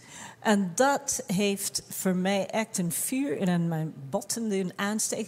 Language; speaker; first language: Dutch; non-native, fluent; English